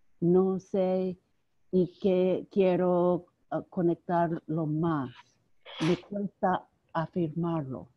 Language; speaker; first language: Spanish; non-native, fluent; English